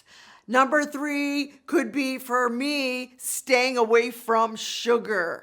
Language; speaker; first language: English; native; English